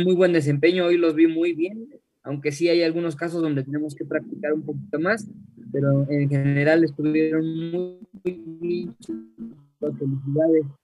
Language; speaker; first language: Spanish; native; Spanish